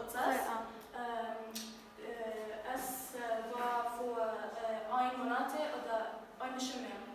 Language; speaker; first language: German; non-native, learner; Arabic